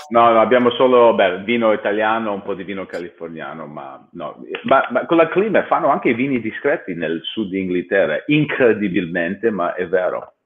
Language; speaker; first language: Italian; non-native, fluent; English